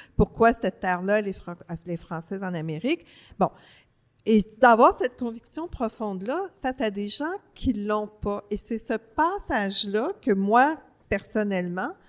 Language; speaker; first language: French; native; French